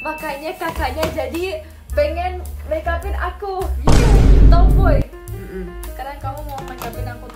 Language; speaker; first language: Indonesian; early bilingual, other home language; Russian